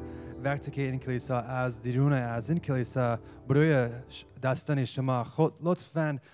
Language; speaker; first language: Persian; non-native, learner; English